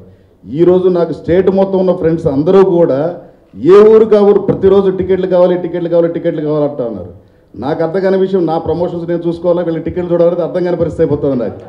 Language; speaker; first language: Telugu; native; Telugu